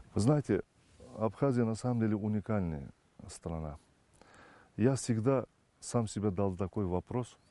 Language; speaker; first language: Russian; non-native, fluent; Turkish